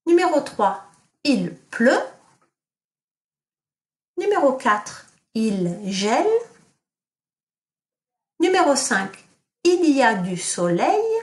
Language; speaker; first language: French; non-native, fluent; English